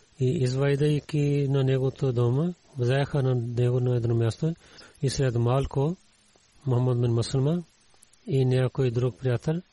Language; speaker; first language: Bulgarian; non-native, learner; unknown